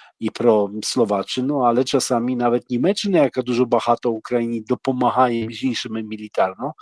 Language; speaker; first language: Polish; non-native, learner; Ukrainian